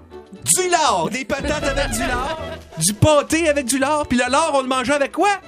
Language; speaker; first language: French; native; French